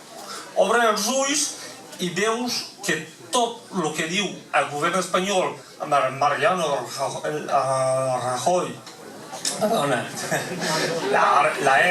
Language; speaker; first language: Catalan; non-native, local second language; French